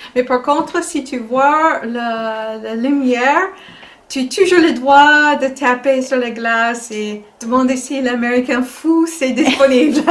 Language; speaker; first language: French; non-native, fluent; English